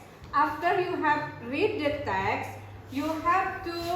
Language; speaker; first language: English; non-native, fluent; Indonesian